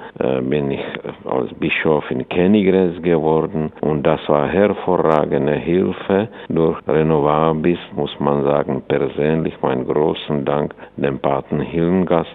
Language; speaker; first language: German; non-native, fluent; Czech